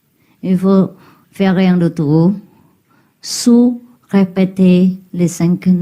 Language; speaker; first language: French; non-native, fluent; Vietnamese